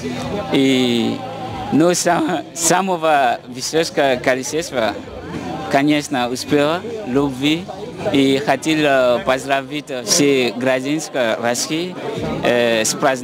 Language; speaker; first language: Russian; non-native, learner; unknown